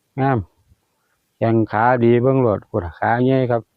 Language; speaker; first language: Thai; non-native, local second language; Lao